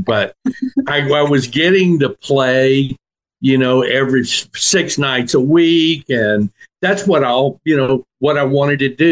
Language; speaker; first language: English; native; English